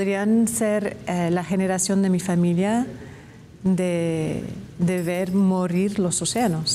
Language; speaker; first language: Spanish; non-native, fluent; English